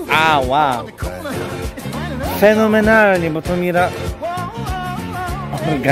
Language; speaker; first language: Polish; native; Polish